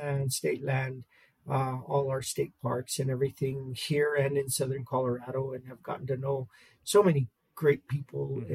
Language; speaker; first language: English; native; English